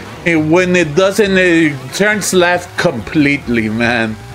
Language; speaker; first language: English; early bilingual, other home language; Spanish